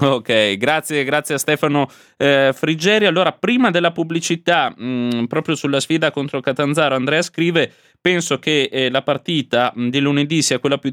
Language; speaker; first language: Italian; native; Italian